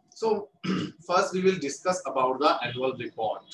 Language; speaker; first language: English; non-native, local second language; Hindi